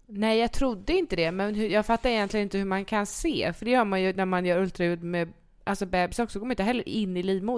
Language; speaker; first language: Swedish; native; Swedish